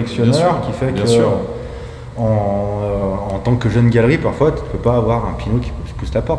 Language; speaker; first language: French; native; French